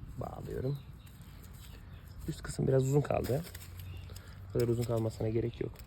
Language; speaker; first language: Turkish; native; Turkish